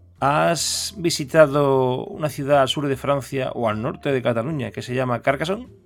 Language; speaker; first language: Spanish; native; Spanish